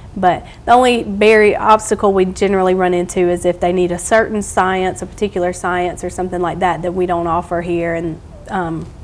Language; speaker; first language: English; native; English